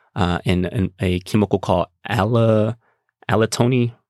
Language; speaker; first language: English; native; English